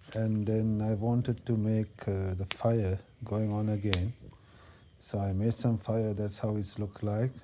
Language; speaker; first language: English; non-native, local second language; Sinhala